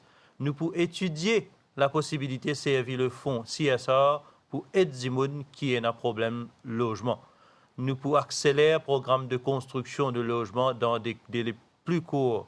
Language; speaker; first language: French; non-native, local second language; Morisyen